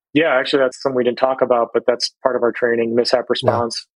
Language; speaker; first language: English; native; English